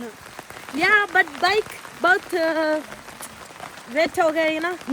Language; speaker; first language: Hindi; non-native, learner; Malayalam